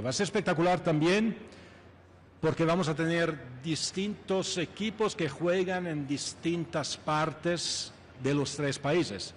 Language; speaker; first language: Spanish; non-native, fluent; Italian